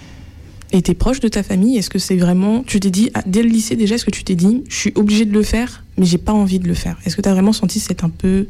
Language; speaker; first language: French; native; French